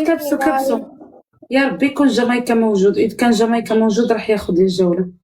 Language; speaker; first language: Arabic; native; Arabic